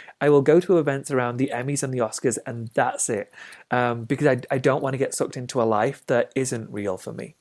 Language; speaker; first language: English; native; English